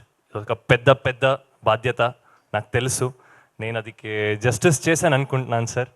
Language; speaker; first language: Telugu; non-native, learner; Kannada